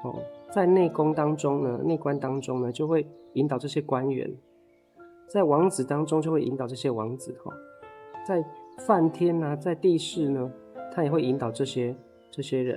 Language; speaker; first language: Chinese; native; Chinese